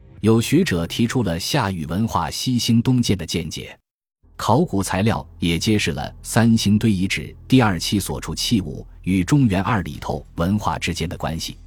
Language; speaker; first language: Chinese; native; Chinese